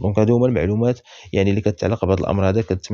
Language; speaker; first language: Arabic; native; Arabic